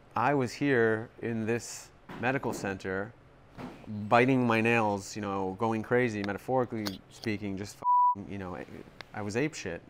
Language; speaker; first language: English; native; English